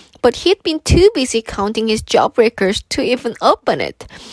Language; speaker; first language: English; non-native, fluent; Korean